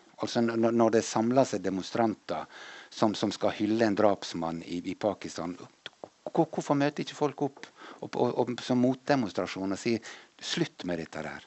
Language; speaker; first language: Norwegian; native; Norwegian